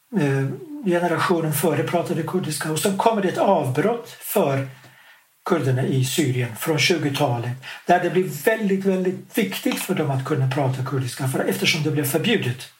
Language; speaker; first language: Swedish; non-native, fluent; Kurdish